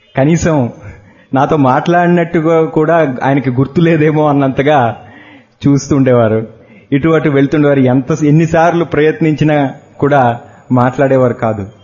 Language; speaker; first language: Telugu; native; Telugu